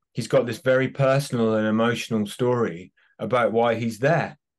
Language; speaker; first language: English; native; English